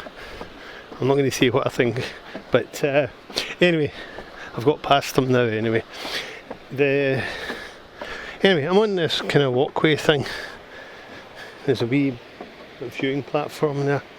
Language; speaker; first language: English; native; English